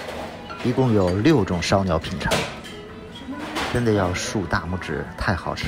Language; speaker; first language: Chinese; native; Chinese